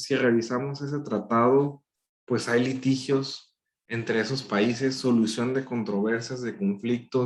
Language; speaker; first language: Spanish; native; Spanish